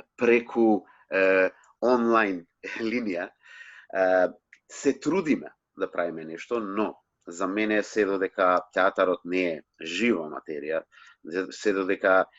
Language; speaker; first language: Macedonian; non-native, local second language; Turkish